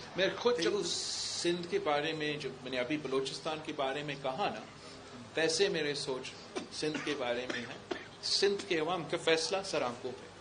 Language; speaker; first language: Urdu; non-native, local second language; English